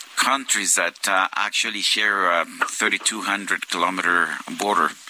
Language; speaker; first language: English; non-native, fluent; Spanish